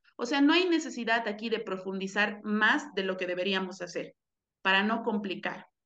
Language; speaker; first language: Spanish; native; Spanish